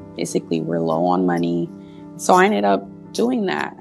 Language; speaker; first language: English; native; English